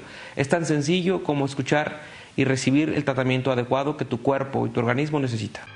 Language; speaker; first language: Spanish; native; Spanish